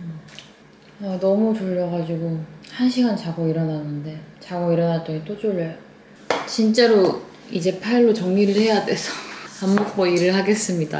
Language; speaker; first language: Korean; native; Korean